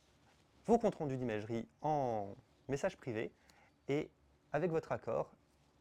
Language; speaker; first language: French; native; French